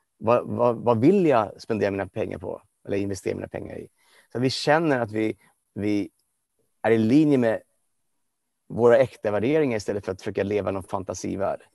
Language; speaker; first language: Swedish; non-native, fluent; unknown